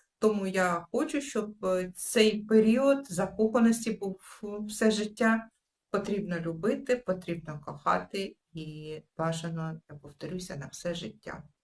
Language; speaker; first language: Ukrainian; native; Ukrainian